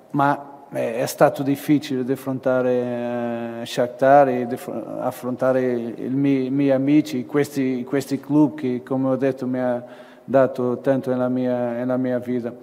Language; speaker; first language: Italian; non-native, learner; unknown